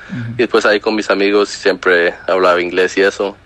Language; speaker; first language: Spanish; early bilingual, heritage; Spanish